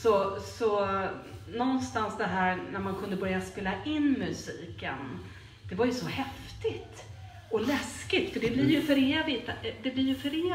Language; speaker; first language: Swedish; native; Swedish